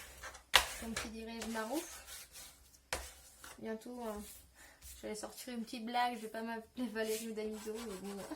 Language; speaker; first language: French; native; French